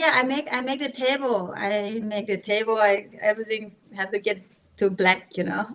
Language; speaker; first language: English; non-native, learner; Thai